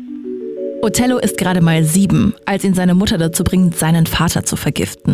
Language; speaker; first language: German; native; German